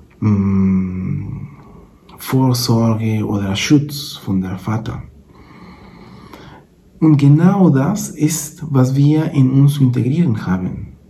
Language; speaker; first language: German; non-native, fluent; Spanish